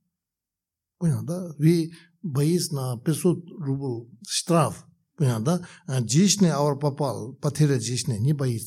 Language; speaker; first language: Russian; non-native, learner; Tibetan